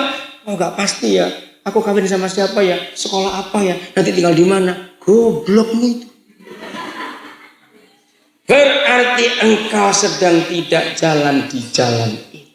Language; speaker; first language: Indonesian; native; Indonesian